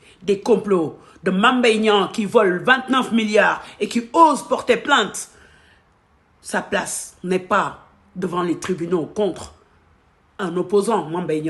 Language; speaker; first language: French; non-native, local second language; Wolof